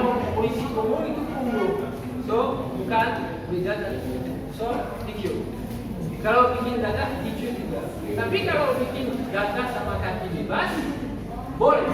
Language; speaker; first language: Indonesian; non-native, learner; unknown